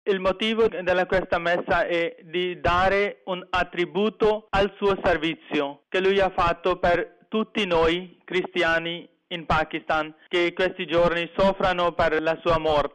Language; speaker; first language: Italian; non-native, fluent; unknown